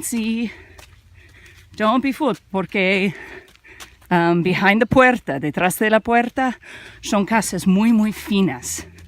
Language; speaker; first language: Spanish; non-native, learner; English